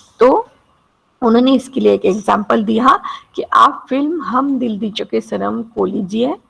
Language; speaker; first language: Hindi; non-native, local second language; Marathi